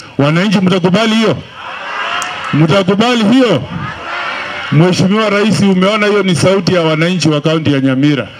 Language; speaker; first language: Swahili; non-native, local second language; Gusii